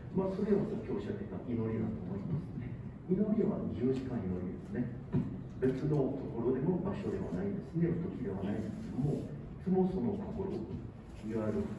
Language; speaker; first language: Japanese; non-native, fluent; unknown